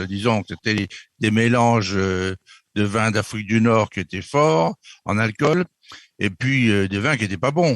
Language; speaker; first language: French; native; French